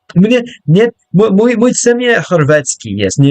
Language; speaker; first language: Russian; non-native, learner; English